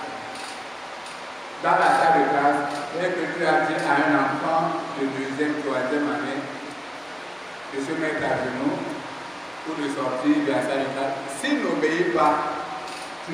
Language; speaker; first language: French; non-native, local second language; Basaa